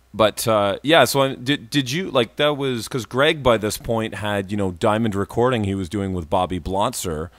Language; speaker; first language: English; native; English